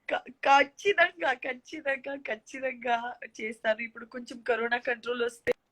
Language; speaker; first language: Telugu; non-native, learner; Gujarati